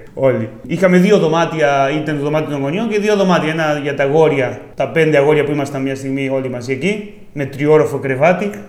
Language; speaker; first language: Greek; non-native, fluent; Spanish